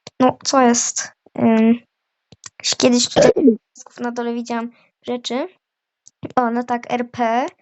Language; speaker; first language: Polish; native; Polish